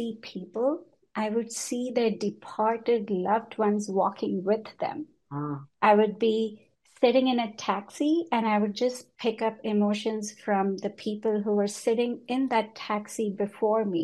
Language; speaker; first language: English; non-native, local second language; Hindi